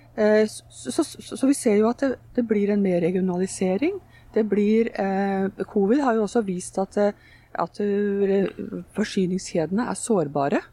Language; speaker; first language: Norwegian; native; Norwegian